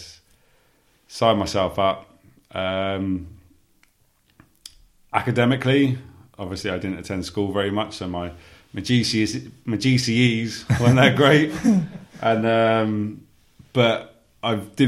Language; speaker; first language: English; native; English